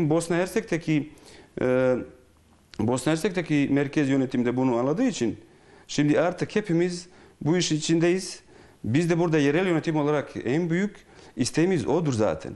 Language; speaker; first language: Turkish; non-native, fluent; Bosnian